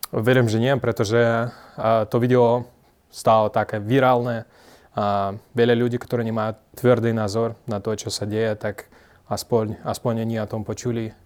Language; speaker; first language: Slovak; non-native, fluent; Russian